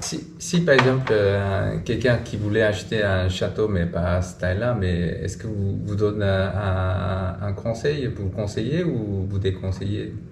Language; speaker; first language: French; non-native, learner; Korean